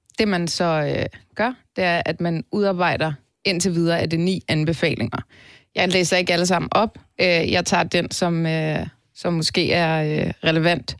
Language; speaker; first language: Danish; early bilingual, other home language; Turkish